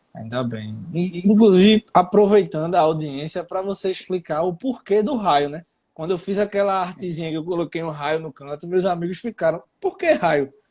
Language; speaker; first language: Portuguese; native; Portuguese